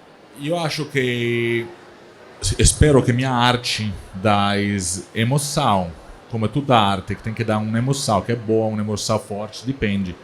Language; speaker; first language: Portuguese; non-native, learner; Italian